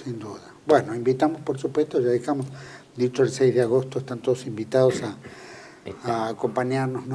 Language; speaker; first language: Spanish; native; Spanish